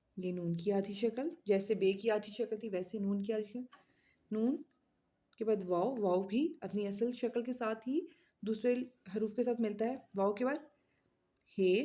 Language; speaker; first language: Urdu; native; Urdu